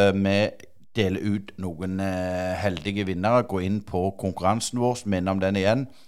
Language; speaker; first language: Norwegian; native; Norwegian